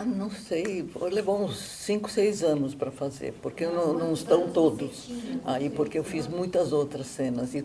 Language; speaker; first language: Portuguese; non-native, fluent; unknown